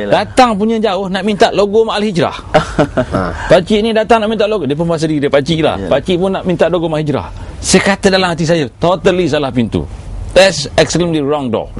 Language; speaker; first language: Malay; native; Malay